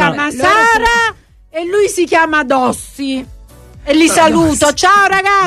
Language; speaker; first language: Italian; native; Italian